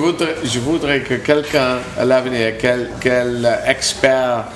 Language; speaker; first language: French; non-native, learner; English